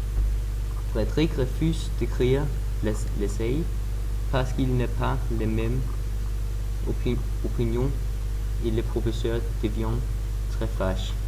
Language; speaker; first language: French; non-native, learner; German